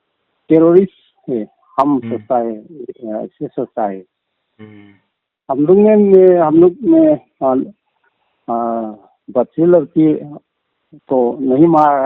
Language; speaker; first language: Hindi; non-native, local second language; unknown